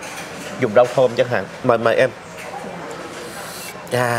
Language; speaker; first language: Vietnamese; native; Vietnamese